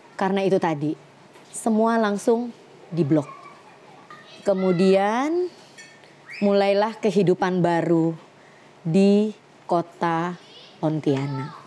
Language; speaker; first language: Indonesian; native; Indonesian